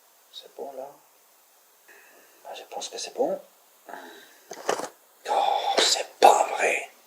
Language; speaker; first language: French; native; French